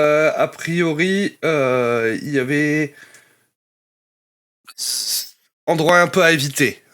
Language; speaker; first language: French; native; French